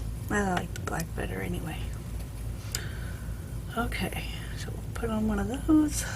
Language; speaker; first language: English; native; English